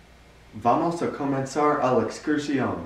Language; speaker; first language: Spanish; non-native, learner; English